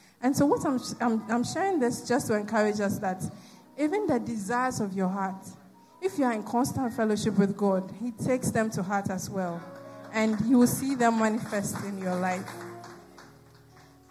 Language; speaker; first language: English; non-native, local second language; Akan